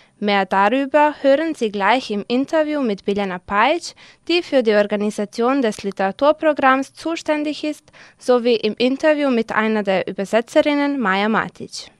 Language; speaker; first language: German; non-native, fluent; Serbian